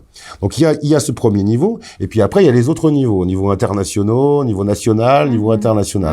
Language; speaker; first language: French; native; French